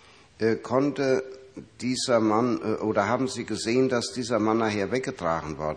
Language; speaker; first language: German; native; German